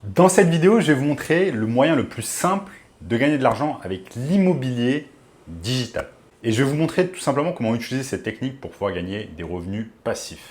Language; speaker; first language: French; native; French